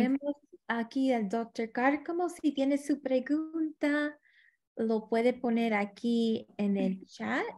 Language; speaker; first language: Spanish; early bilingual, heritage; Spanish